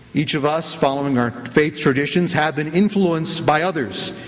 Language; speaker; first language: English; native; English